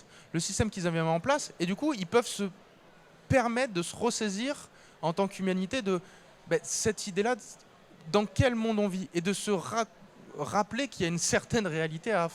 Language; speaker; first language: French; native; French